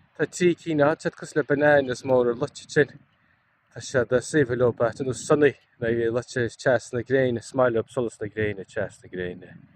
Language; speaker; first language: Irish; native; Irish